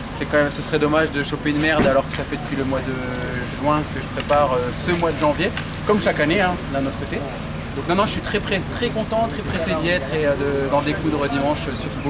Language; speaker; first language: French; native; French